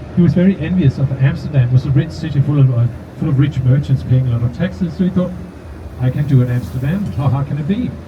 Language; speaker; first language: English; non-native, fluent; Danish